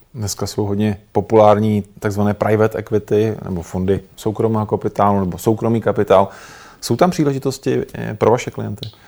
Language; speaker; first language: Czech; native; Czech